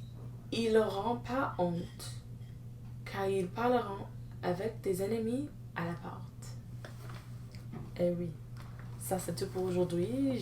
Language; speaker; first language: French; non-native, learner; English